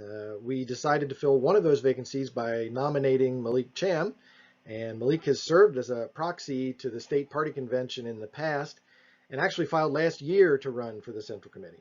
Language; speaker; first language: English; native; English